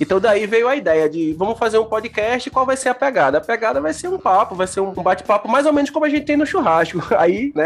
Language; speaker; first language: Portuguese; native; Portuguese